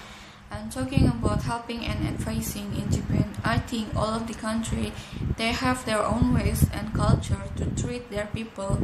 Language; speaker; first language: English; non-native, learner; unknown